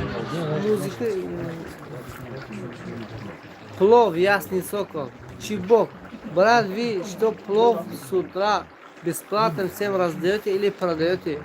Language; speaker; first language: Russian; non-native, local second language; Tajik